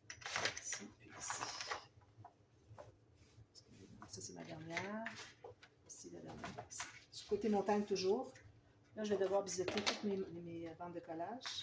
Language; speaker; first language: French; native; French